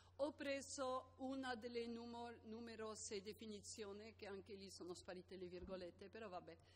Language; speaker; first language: Italian; non-native, fluent; French